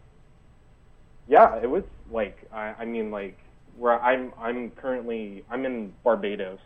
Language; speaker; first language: English; native; English